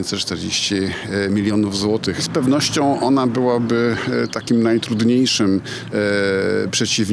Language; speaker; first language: Polish; native; Polish